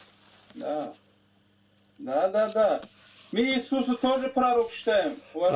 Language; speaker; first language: Russian; non-native, learner; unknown